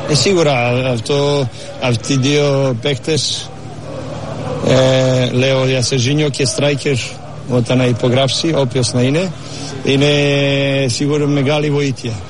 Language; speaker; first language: Greek; non-native, learner; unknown